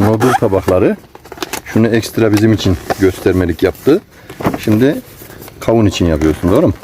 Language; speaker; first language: Turkish; native; Turkish